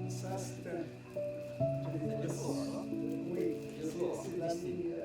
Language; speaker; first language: French; non-native, local second language; Arabic